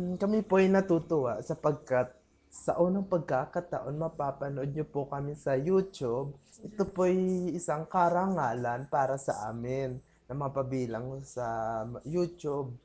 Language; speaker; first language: Filipino; non-native, local second language; Bikol